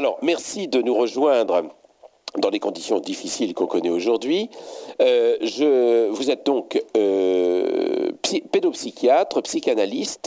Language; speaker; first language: French; native; French